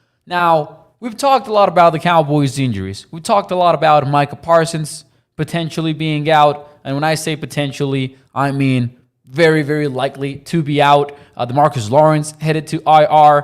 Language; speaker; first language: English; native; English